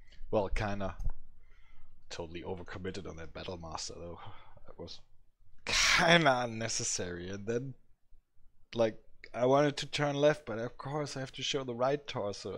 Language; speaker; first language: English; non-native, fluent; French